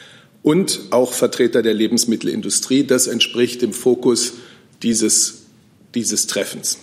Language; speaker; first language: German; native; German